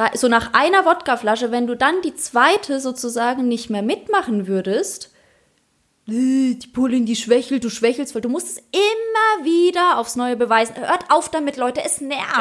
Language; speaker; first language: German; early bilingual, other home language; Polish